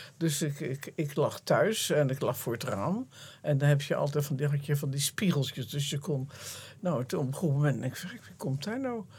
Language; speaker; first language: Dutch; native; Dutch